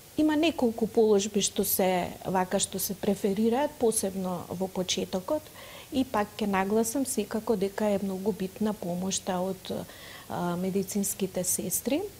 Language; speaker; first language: Macedonian; native; Macedonian